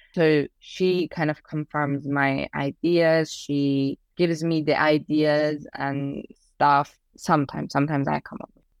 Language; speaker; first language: English; early bilingual, other home language; Persian